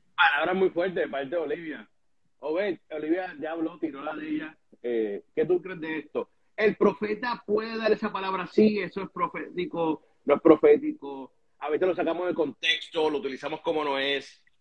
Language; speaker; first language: Spanish; native; Spanish